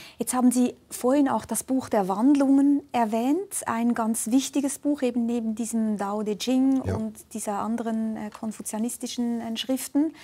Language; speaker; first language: German; native; German